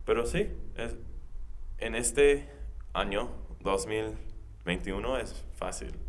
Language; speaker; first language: Spanish; non-native, learner; English